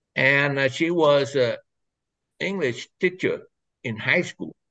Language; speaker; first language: English; non-native, fluent; Vietnamese